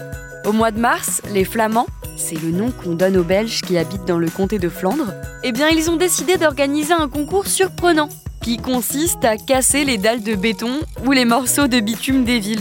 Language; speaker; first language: French; native; French